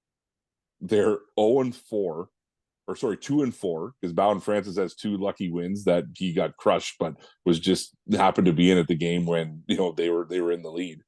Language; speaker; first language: English; native; English